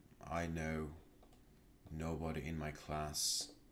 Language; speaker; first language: English; non-native, fluent; Polish